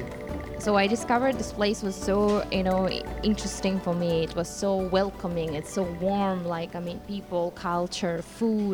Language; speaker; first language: English; non-native, fluent; Russian